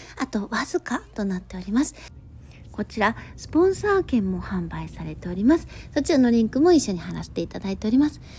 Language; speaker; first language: Japanese; native; Japanese